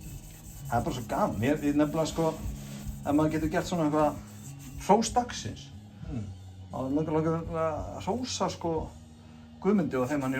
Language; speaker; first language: Icelandic; native; Icelandic